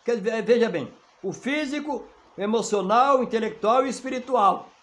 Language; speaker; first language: Portuguese; native; Portuguese